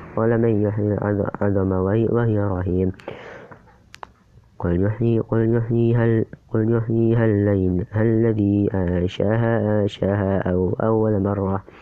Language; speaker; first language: Arabic; non-native, learner; Indonesian